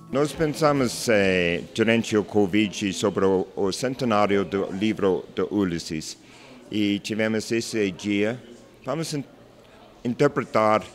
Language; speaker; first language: Portuguese; non-native, learner; English